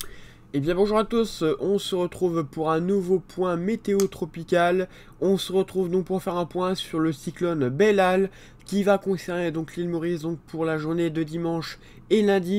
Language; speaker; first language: French; native; French